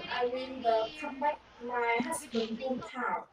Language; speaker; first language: English; non-native, learner; Vietnamese